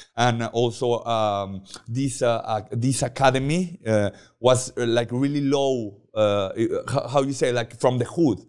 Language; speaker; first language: English; non-native, learner; Spanish